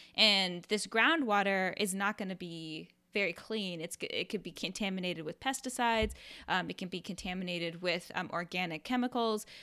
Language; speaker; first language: English; native; English